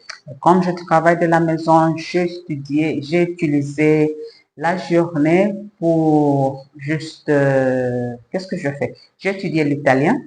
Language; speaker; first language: French; non-native, learner; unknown